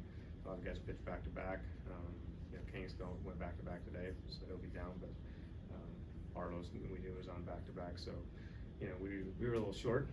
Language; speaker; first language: English; native; English